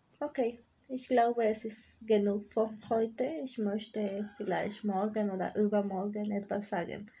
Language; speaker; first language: German; non-native, learner; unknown